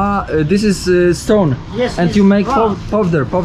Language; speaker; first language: English; non-native, learner; Polish